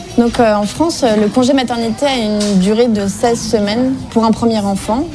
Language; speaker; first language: French; native; French